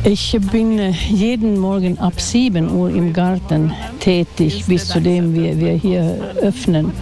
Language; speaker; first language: German; non-native, fluent; Swedish